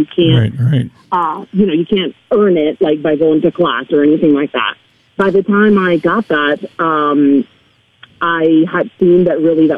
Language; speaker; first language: English; non-native, fluent; Spanish